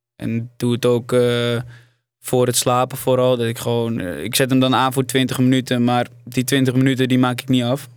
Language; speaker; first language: Dutch; native; Dutch